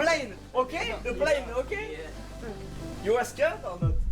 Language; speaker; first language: English; non-native, learner; French